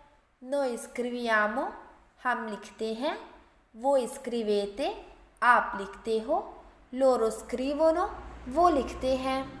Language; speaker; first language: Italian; non-native, fluent; Urdu